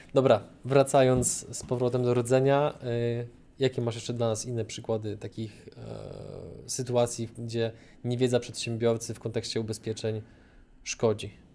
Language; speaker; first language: Polish; native; Polish